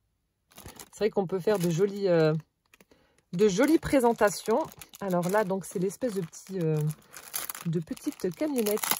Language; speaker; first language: French; native; French